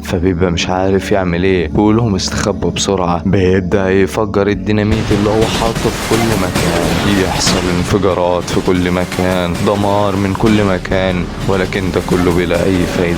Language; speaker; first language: Arabic; native; Arabic